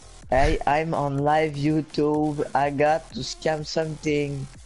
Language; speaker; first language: English; non-native, learner; French